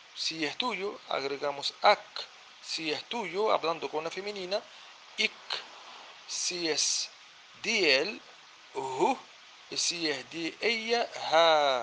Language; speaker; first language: Spanish; non-native, fluent; Arabic